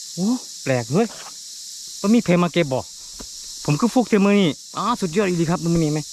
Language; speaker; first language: Thai; non-native, local second language; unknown